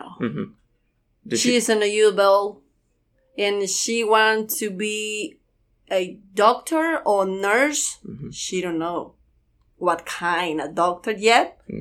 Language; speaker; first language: English; non-native, learner; Spanish